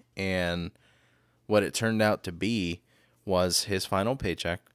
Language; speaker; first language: English; native; English